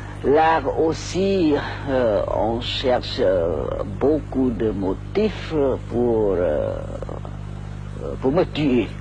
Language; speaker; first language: French; non-native, local second language; Khmer